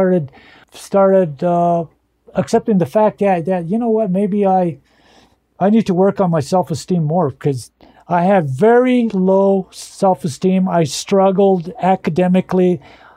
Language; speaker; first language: English; early bilingual, other home language; Spanish